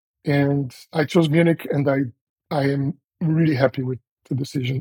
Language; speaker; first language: English; non-native, fluent; Portuguese